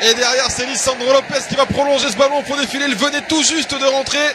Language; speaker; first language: French; native; French